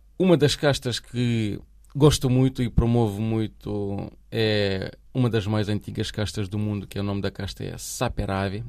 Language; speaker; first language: Portuguese; non-native, fluent; Romanian